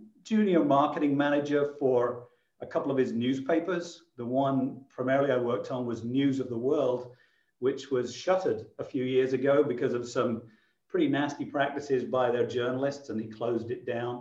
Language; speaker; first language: English; native; English